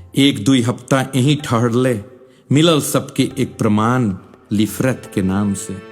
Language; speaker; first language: Bhojpuri; early bilingual, heritage; Bhojpuri